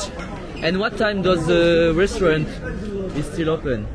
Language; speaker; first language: English; non-native, learner; French